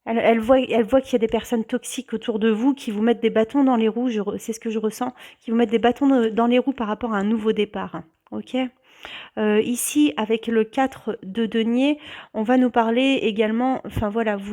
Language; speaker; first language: French; native; French